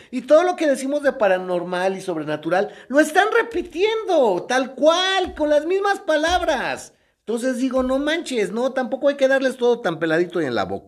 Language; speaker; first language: Spanish; native; Spanish